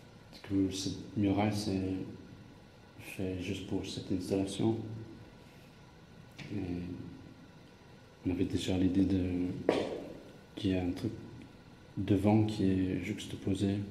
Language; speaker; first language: French; non-native, fluent; English